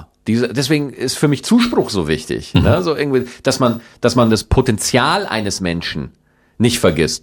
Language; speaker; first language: German; native; German